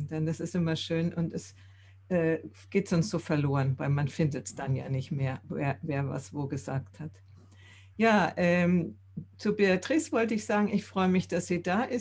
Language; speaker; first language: German; native; German